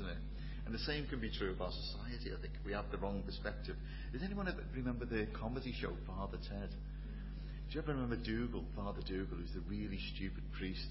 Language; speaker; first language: English; native; English